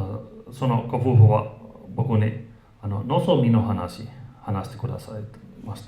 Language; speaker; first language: Japanese; non-native, fluent; Finnish